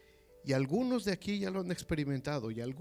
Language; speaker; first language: Spanish; native; Spanish